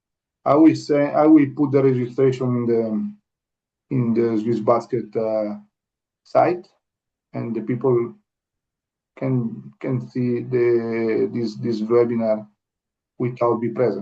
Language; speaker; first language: English; non-native, learner; Italian